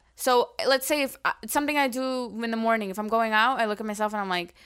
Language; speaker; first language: English; early bilingual, other home language; Arabic